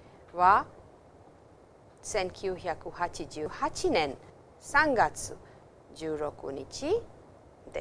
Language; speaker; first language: Japanese; non-native, fluent; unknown